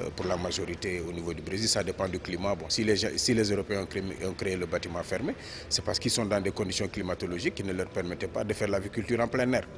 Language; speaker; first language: French; non-native, local second language; Wolof